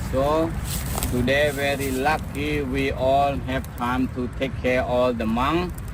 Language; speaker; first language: English; non-native, learner; Thai